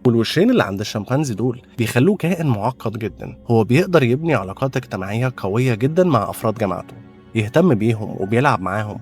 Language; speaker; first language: Arabic; native; Arabic